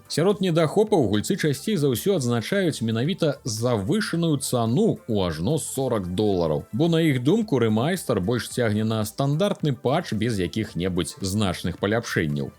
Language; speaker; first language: Belarusian; native; Belarusian